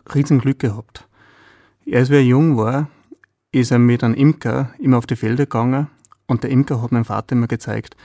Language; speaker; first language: German; native; German